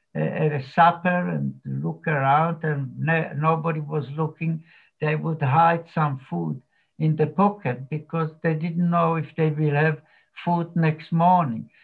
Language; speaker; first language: English; non-native, fluent; Slovak